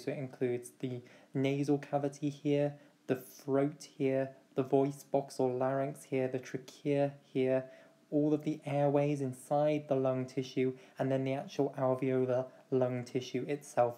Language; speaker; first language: English; native; English